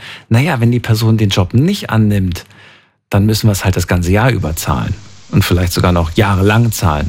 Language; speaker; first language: German; native; German